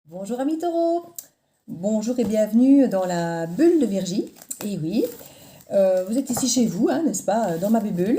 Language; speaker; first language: French; native; French